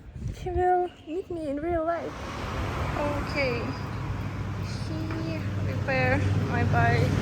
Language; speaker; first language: English; non-native, learner; Russian